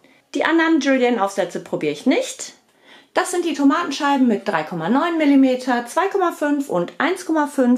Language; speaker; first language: German; native; German